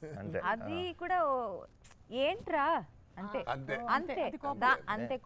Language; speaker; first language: Telugu; non-native, learner; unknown